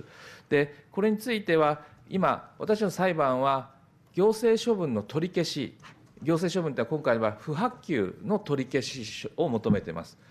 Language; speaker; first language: Japanese; native; Japanese